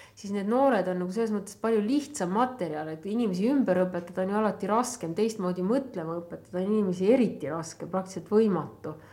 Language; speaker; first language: Estonian; native; Estonian